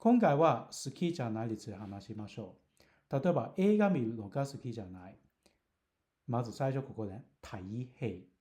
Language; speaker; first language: Japanese; non-native, fluent; Cantonese